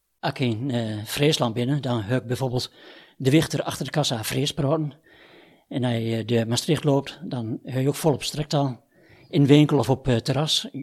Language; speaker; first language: Dutch; native; Dutch